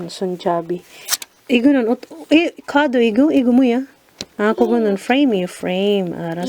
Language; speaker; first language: Korean; non-native, learner; Filipino